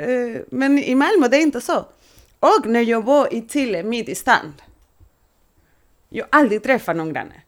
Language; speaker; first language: Swedish; non-native, learner; Spanish